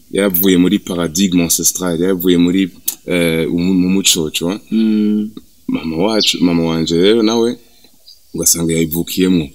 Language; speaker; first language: Rundi; early bilingual, heritage; Rundi